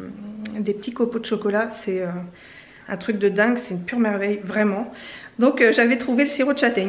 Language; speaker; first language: French; native; French